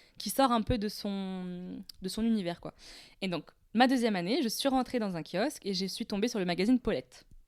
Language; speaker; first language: French; non-native, local second language; Arabic